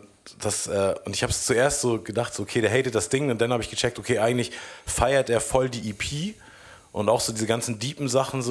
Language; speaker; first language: German; native; German